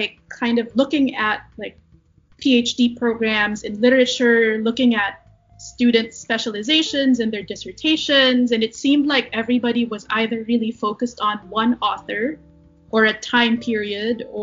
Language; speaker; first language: English; non-native, local second language; Filipino